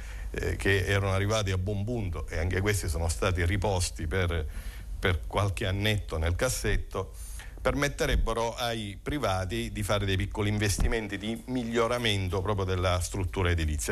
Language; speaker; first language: Italian; native; Italian